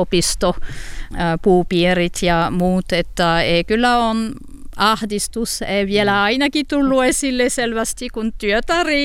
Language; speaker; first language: Finnish; non-native, learner; French